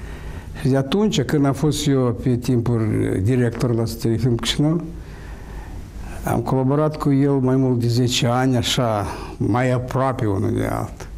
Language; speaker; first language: Romanian; non-native, local second language; Russian